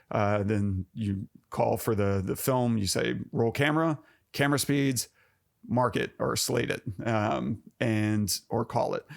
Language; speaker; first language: English; native; English